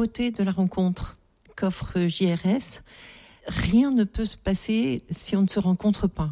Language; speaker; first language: French; native; French